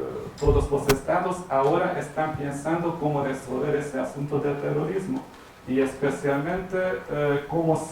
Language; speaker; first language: Spanish; non-native, fluent; Hungarian